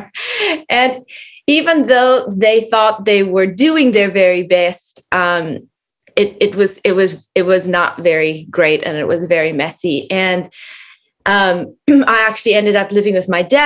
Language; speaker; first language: English; native; English